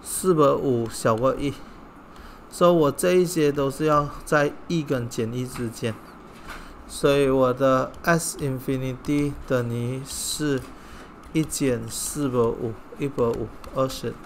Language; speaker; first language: Chinese; non-native, local second language; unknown